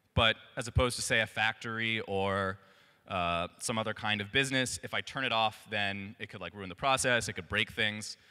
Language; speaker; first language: English; native; English